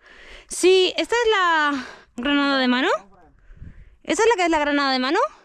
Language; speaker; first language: Spanish; native; Spanish